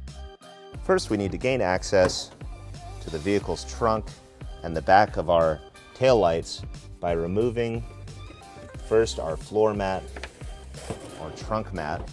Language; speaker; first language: English; native; English